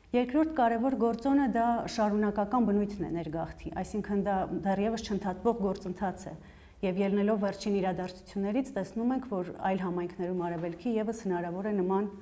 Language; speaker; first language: Armenian; native; Armenian